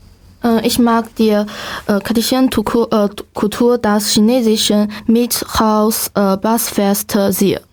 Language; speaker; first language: German; non-native, learner; Chinese